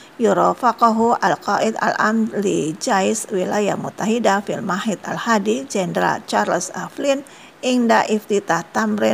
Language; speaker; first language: Arabic; non-native, fluent; Indonesian